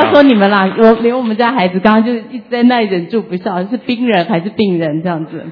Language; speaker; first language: Chinese; native; Chinese